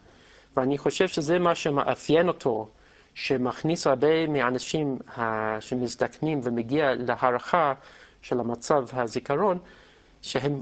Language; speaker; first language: Hebrew; non-native, fluent; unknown